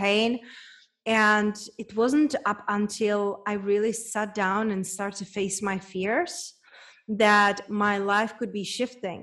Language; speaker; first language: English; non-native, fluent; Czech